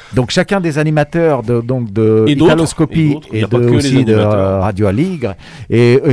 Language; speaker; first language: French; native; French